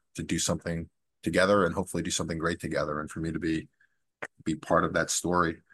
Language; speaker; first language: English; native; English